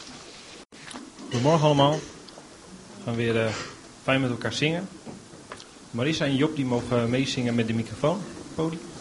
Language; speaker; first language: Dutch; native; Dutch